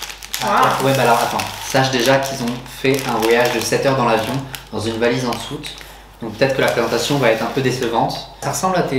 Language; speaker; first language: French; native; French